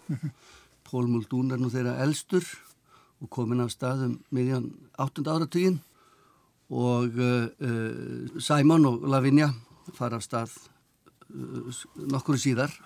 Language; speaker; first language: Icelandic; native; Icelandic